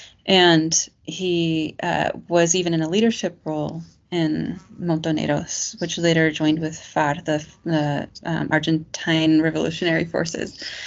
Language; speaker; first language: English; native; English